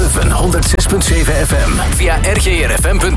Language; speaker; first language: Dutch; native; Dutch